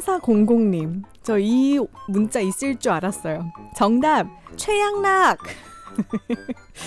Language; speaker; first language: Korean; native; Korean